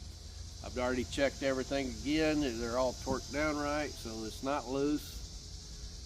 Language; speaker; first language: English; native; English